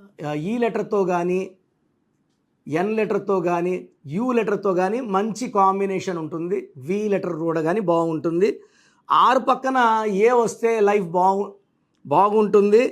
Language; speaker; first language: Telugu; native; Telugu